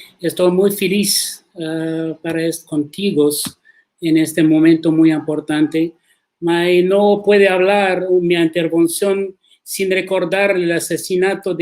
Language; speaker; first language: Spanish; non-native, learner; Arabic